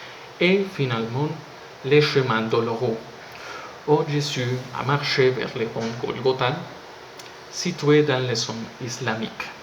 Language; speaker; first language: French; non-native, learner; Spanish